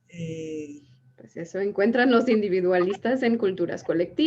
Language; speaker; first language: Spanish; native; Spanish